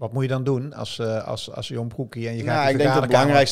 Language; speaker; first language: Dutch; native; Dutch